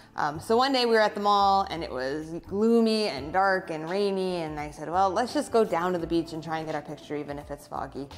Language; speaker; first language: English; native; English